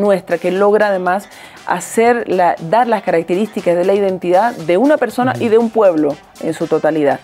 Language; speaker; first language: Spanish; native; Spanish